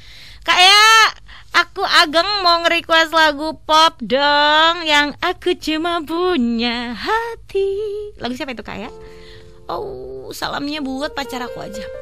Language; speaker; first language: Indonesian; native; Indonesian